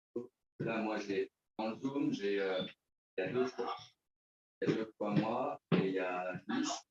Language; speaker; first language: French; native; French